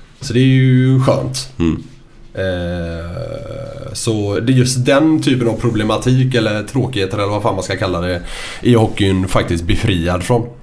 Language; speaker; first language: Swedish; native; Swedish